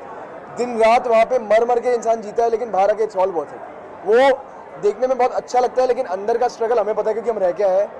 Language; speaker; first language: Hindi; native; Hindi